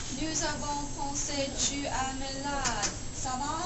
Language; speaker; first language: French; non-native, learner; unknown